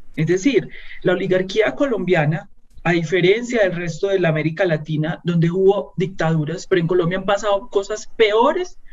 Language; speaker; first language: Spanish; native; Spanish